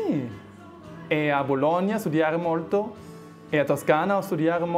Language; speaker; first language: Italian; non-native, learner; German